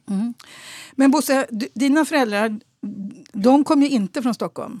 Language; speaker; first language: Swedish; native; Swedish